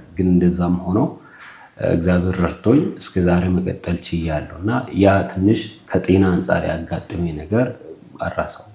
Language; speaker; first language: Amharic; non-native, local second language; Oromo